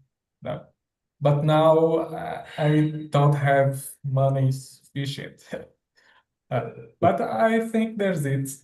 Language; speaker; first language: English; non-native, learner; Portuguese